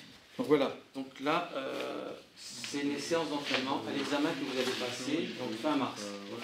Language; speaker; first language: French; native; French